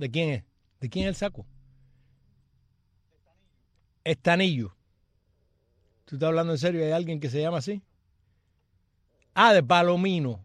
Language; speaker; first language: Spanish; native; Spanish